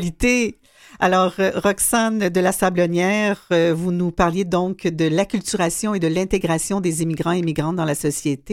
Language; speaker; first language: French; native; French